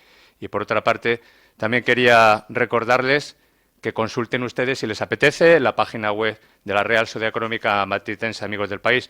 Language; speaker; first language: Spanish; native; Spanish